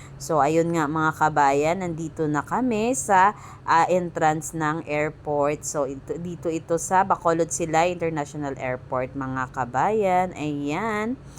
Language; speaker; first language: Filipino; non-native, local second language; Hiligaynon